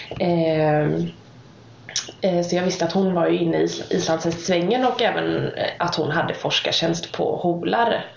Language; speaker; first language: Swedish; native; Swedish